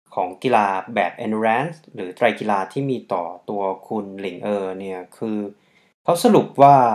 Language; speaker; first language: Thai; native; Thai